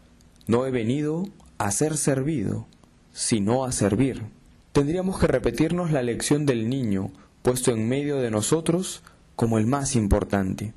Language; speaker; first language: Spanish; native; Spanish